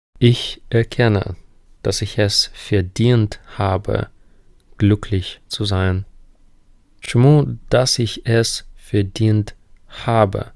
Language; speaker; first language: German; non-native, fluent; Ukrainian